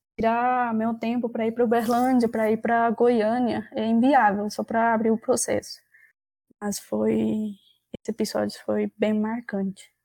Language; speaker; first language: Portuguese; non-native, fluent; Spanish